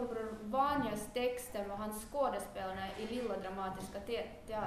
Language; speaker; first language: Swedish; non-native, fluent; Russian